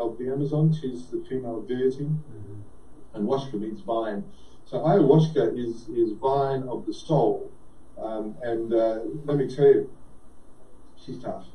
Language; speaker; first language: English; native; English